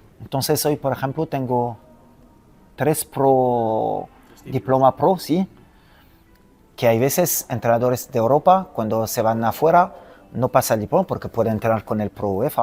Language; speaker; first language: Spanish; non-native, fluent; French